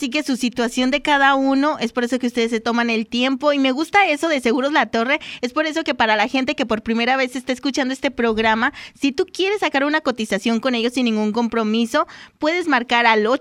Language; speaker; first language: Spanish; native; Spanish